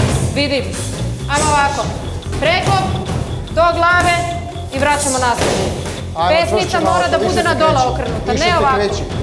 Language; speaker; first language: Serbian; native; Serbian